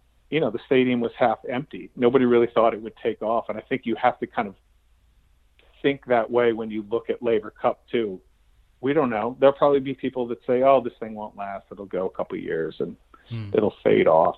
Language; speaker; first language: English; native; English